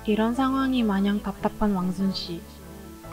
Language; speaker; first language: Korean; native; Korean